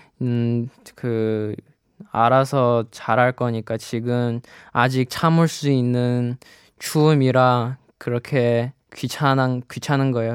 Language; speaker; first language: Korean; non-native, fluent; Chinese